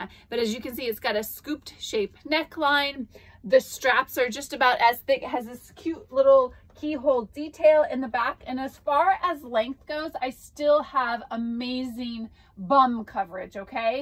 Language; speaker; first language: English; native; English